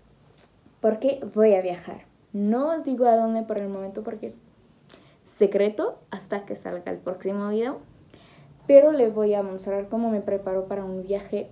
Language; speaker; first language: Spanish; non-native, learner; French